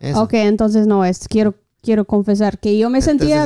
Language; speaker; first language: Spanish; non-native, fluent; English